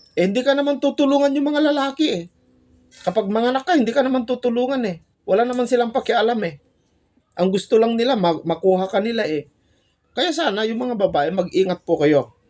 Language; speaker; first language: Filipino; non-native, local second language; Iloko